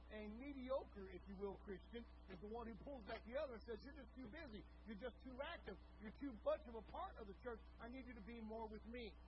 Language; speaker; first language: English; native; English